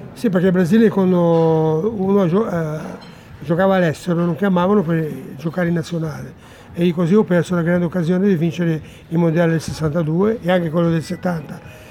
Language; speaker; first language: Italian; non-native, fluent; Portuguese